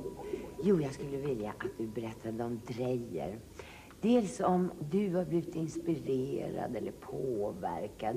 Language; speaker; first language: Swedish; native; Swedish